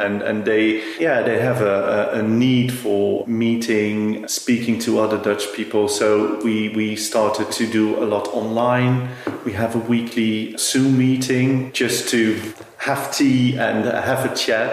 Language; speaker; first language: English; non-native, fluent; Dutch